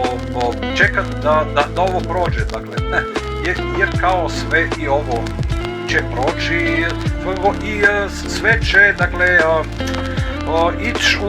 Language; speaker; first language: Croatian; native; Croatian